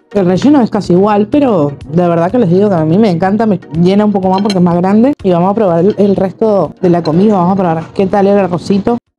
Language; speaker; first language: Spanish; native; Spanish